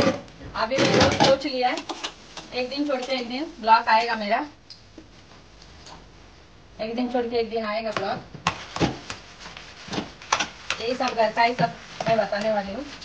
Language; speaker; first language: Hindi; non-native, local second language; Telugu